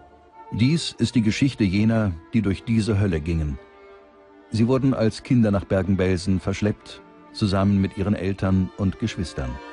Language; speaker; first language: German; native; German